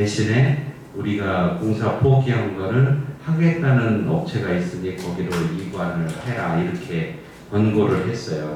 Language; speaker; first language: Korean; native; Korean